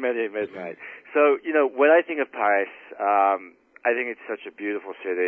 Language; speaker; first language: English; native; English